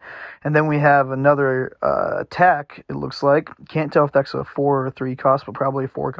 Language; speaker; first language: English; native; English